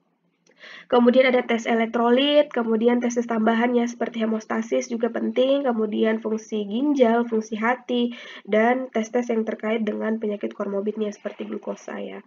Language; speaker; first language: Indonesian; native; Indonesian